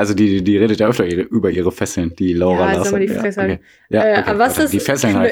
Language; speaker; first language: German; native; German